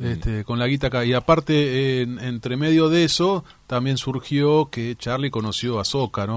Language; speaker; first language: Spanish; native; Spanish